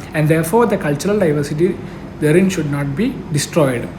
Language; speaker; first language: English; non-native, local second language; Malayalam